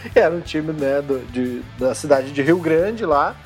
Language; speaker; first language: Portuguese; native; Portuguese